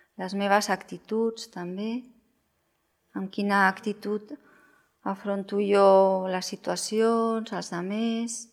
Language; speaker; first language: Catalan; non-native, local second language; Spanish